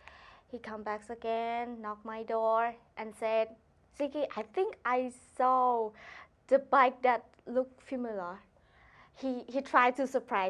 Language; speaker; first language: English; non-native, learner; Thai